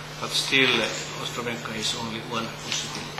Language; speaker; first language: English; non-native, fluent; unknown